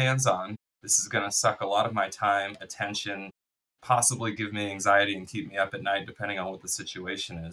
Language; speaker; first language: English; native; English